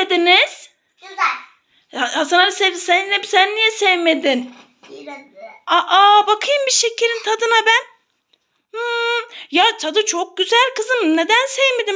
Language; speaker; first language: Turkish; native; Turkish